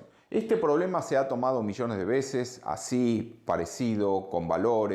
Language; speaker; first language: Spanish; native; Spanish